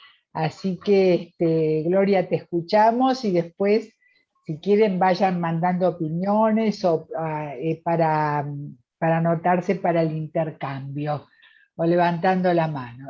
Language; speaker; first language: Spanish; native; Spanish